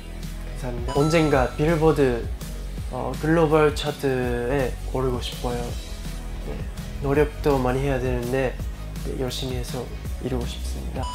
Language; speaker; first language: Korean; non-native, fluent; Japanese